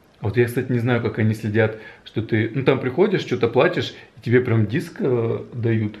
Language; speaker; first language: Russian; native; Russian